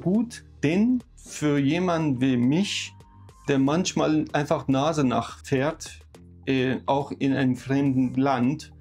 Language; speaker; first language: German; non-native, fluent; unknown